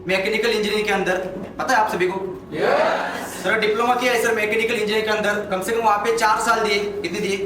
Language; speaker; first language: Hindi; non-native, local second language; Marathi